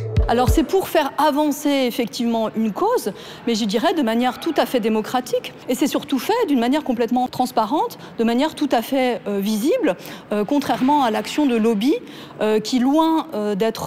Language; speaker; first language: French; native; French